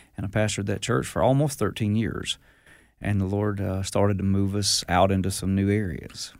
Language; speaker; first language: English; native; English